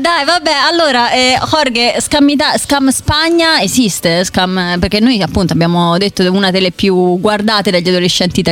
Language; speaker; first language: Italian; native; Italian